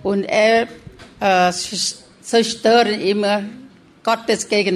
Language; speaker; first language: German; non-native, learner; Thai